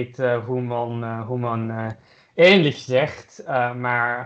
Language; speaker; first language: Dutch; non-native, learner; German